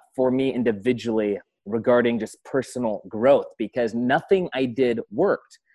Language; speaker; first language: English; early bilingual, other home language; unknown